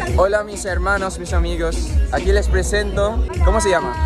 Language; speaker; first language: Spanish; non-native, learner; Filipino